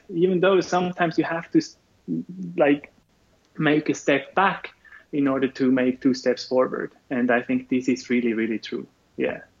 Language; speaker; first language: English; non-native, fluent; German